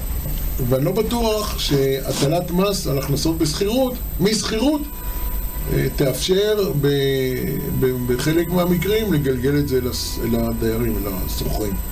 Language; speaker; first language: Hebrew; native; Hebrew